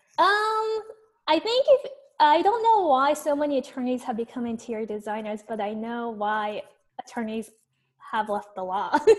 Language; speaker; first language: English; native; English